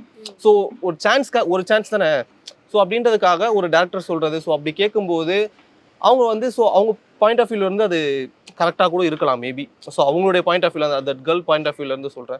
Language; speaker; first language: Tamil; native; Tamil